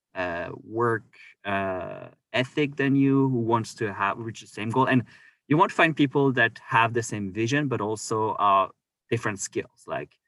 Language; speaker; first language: English; non-native, fluent; French